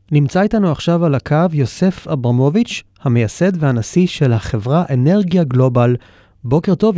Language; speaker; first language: Hebrew; native; Hebrew